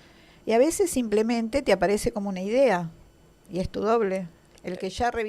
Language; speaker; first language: Spanish; native; Spanish